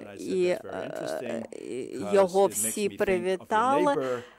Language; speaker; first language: Ukrainian; non-native, fluent; English